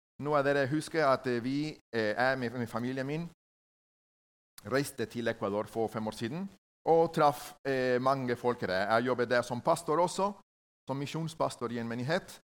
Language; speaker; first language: Norwegian; non-native, learner; Spanish